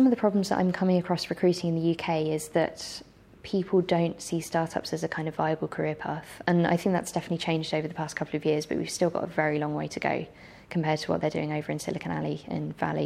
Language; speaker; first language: English; native; English